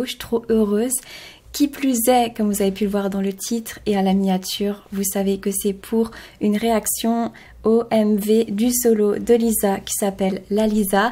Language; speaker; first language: French; native; French